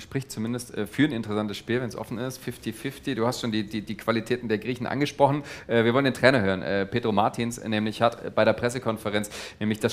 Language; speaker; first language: German; native; German